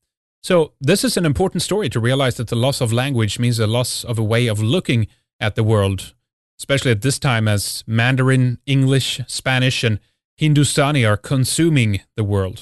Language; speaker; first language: English; non-native, fluent; Swedish